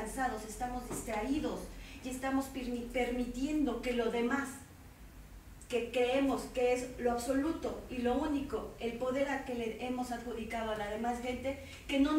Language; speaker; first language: Spanish; native; Spanish